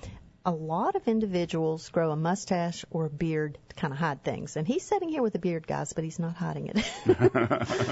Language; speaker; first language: English; native; English